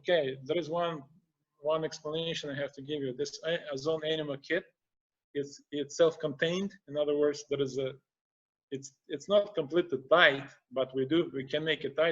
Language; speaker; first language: English; non-native, fluent; Russian